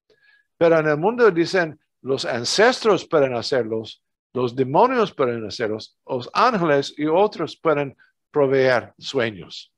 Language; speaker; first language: Spanish; non-native, fluent; English